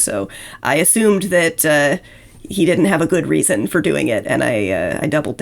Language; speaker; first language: English; native; English